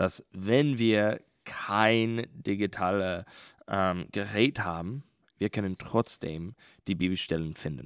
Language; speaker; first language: German; non-native, learner; English